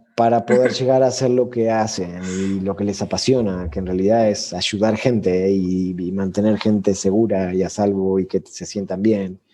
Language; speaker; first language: Spanish; native; Spanish